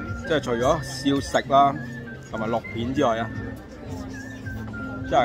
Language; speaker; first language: Cantonese; native; Cantonese